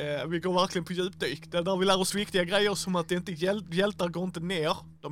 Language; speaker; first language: Swedish; native; Swedish